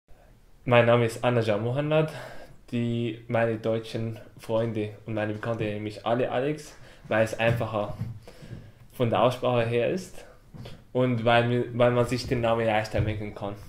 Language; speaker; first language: German; non-native, fluent; Arabic